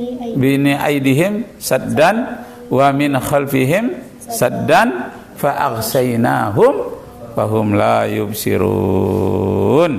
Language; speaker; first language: Indonesian; native; Indonesian